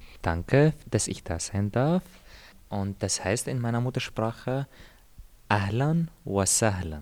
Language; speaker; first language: German; non-native, fluent; Arabic